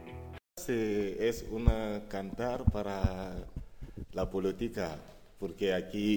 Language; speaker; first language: Spanish; non-native, learner; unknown